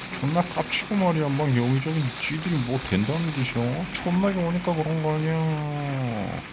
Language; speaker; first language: Korean; native; Korean